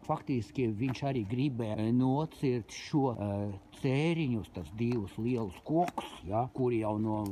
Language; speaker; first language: Latvian; non-native, local second language; Russian